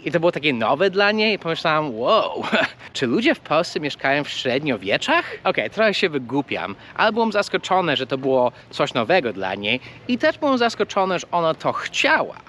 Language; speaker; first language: Polish; non-native, fluent; English